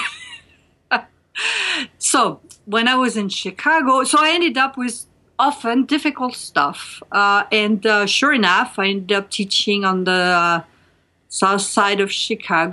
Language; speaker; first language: English; non-native, fluent; French